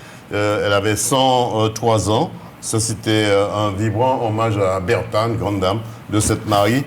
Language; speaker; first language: French; native; French